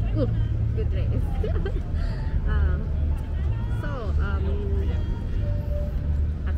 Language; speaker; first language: English; non-native, learner; Indonesian